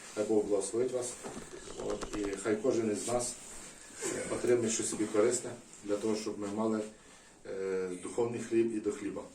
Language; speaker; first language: Ukrainian; non-native, local second language; Russian